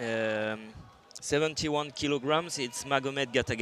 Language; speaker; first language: English; non-native, learner; French